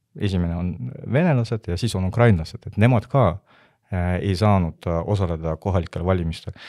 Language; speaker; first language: Estonian; non-native, local second language; Russian